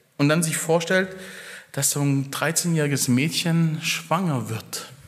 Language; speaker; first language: German; early bilingual, other home language; Italian